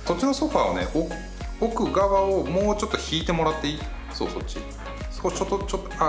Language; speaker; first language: Japanese; native; Japanese